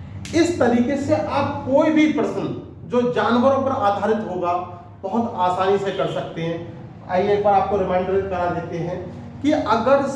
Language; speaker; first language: Hindi; native; Hindi